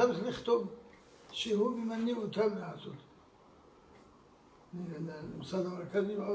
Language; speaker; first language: Hebrew; non-native, fluent; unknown